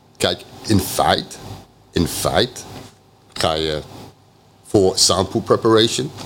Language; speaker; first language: Dutch; non-native, fluent; English